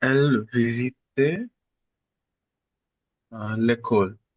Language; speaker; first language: French; non-native, learner; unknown